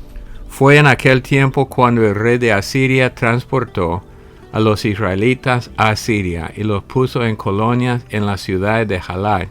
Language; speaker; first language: Spanish; native; Spanish